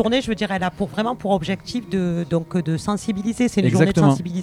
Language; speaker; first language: French; native; French